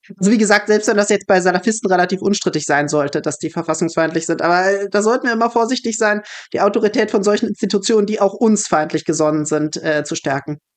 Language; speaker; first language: German; native; German